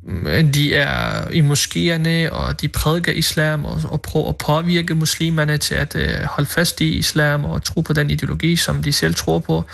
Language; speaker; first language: Danish; early bilingual, other home language; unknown